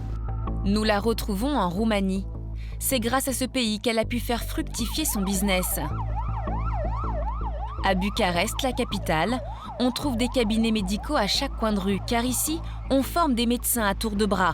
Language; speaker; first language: French; native; French